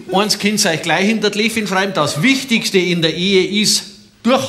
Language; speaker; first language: German; native; German